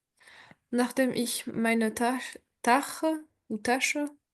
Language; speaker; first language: German; non-native, learner; French